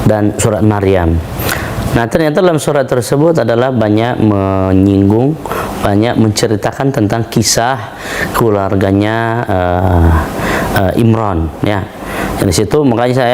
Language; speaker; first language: Indonesian; non-native, local second language; Nias